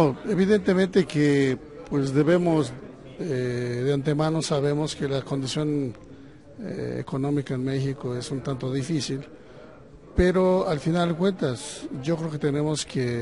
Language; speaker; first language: Spanish; native; Spanish